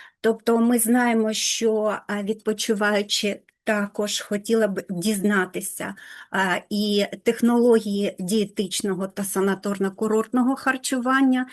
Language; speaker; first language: Ukrainian; non-native, local second language; Russian